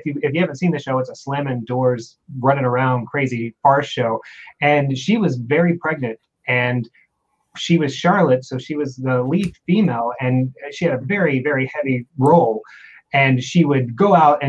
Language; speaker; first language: English; native; English